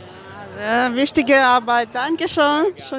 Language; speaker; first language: German; non-native, learner; Ukrainian